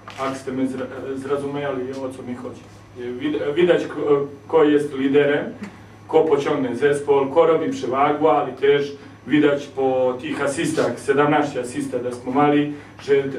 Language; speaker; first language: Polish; non-native, learner; Serbian